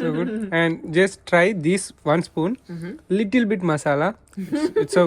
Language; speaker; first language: English; non-native, local second language; Telugu